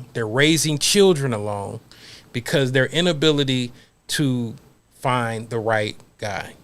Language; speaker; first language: English; native; English